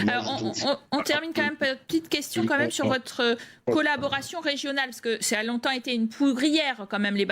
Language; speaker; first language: French; native; French